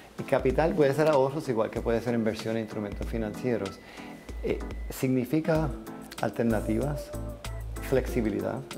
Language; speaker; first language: Spanish; non-native, fluent; English